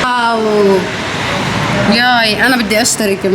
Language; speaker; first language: Arabic; native; Arabic